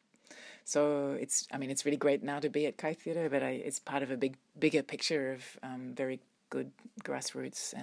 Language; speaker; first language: English; native; English